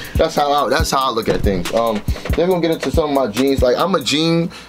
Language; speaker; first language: English; native; English